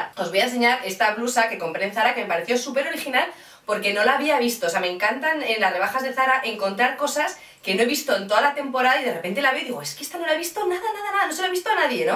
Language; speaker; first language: Spanish; native; Spanish